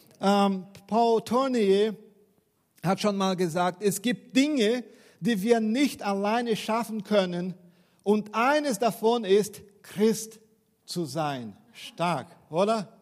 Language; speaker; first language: German; non-native, fluent; Portuguese